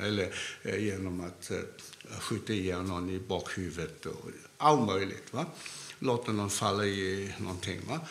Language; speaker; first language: Swedish; non-native, fluent; Cantonese